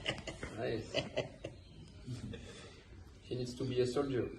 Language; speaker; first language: English; non-native, learner; Dutch